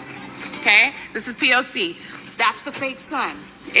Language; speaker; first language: English; native; English